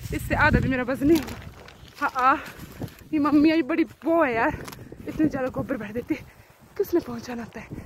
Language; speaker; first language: Hindi; non-native, local second language; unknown